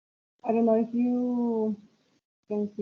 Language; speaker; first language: English; non-native, learner; Spanish